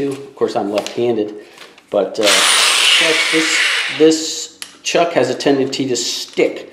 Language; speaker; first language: English; native; English